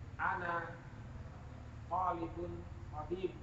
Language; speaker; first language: Arabic; non-native, learner; Indonesian